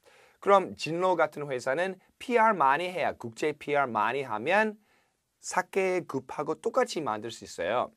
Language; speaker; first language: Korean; non-native, fluent; English